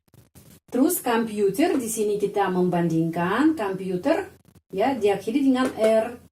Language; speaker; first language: Indonesian; non-native, fluent; Russian